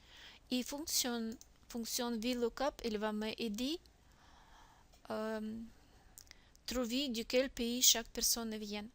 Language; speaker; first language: French; non-native, learner; Russian